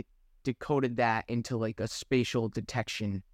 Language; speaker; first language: English; native; English